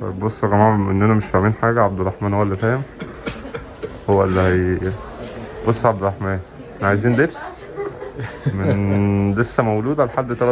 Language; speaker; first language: Arabic; native; Arabic